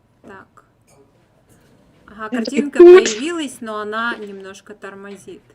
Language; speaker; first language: Russian; native; Russian